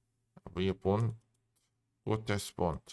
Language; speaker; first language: German; non-native, learner; Korean